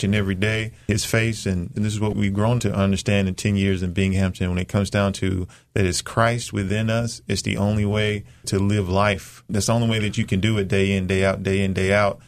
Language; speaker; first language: English; native; English